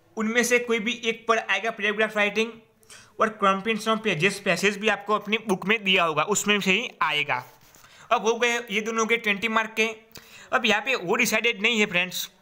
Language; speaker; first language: Hindi; non-native, local second language; Gujarati